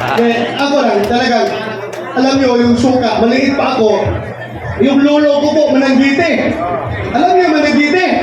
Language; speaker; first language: Filipino; non-native, local second language; Cebuano